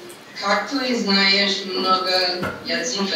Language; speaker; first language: Russian; non-native, learner; English